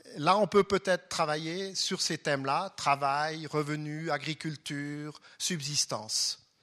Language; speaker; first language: French; non-native, local second language; German